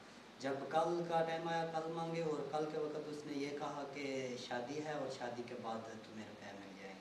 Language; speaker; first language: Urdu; non-native, local second language; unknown